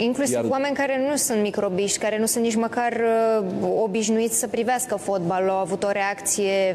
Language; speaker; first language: Romanian; native; Romanian